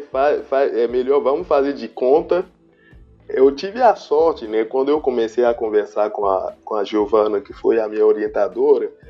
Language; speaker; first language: Portuguese; non-native, fluent; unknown